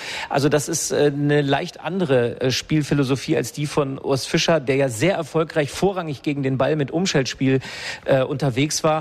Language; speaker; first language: German; native; German